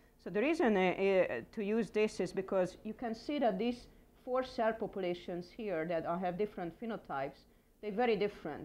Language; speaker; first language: English; non-native, fluent; Hungarian